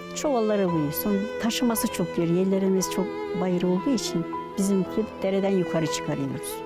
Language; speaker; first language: Turkish; native; Turkish